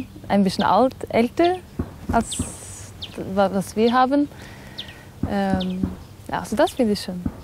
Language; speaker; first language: German; non-native, fluent; Norwegian